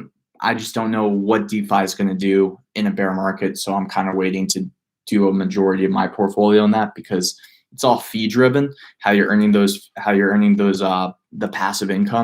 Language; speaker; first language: English; native; English